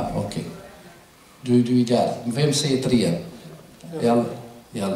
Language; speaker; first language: Swedish; non-native, fluent; Arabic